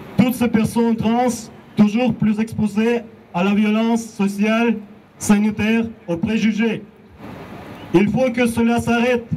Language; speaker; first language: French; non-native, learner; Russian